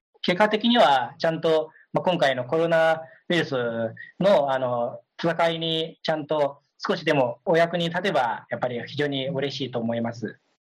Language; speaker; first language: Japanese; non-native, fluent; Chinese